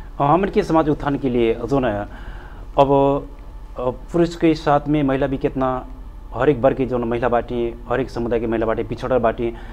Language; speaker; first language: Bhojpuri; native; Bhojpuri